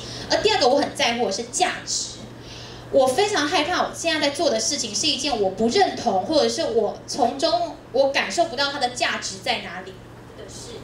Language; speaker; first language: Chinese; native; Chinese